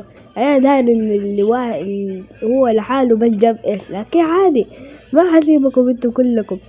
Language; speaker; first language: Arabic; native; Arabic